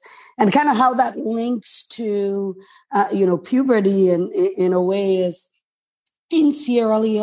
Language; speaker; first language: English; non-native, local second language; Krio